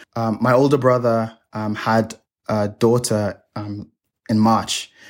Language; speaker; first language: English; native; English